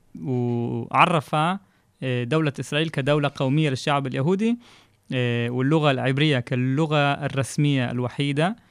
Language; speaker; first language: Arabic; non-native, fluent; Hebrew